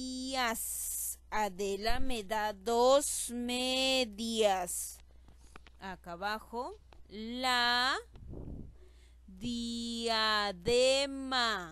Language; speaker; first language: Spanish; native; Spanish